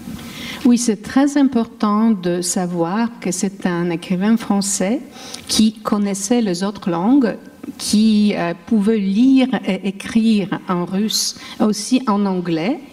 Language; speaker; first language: French; non-native, fluent; Polish